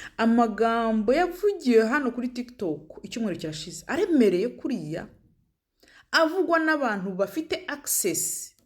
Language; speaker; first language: Kinyarwanda; native; Kinyarwanda